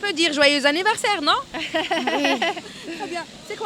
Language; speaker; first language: French; non-native, local second language; Arabic